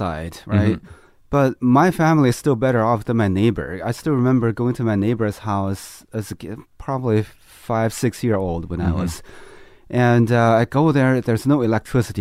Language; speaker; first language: English; non-native, fluent; Chinese